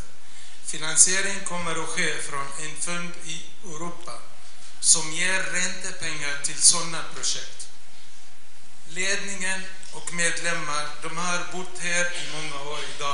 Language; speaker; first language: Swedish; non-native, fluent; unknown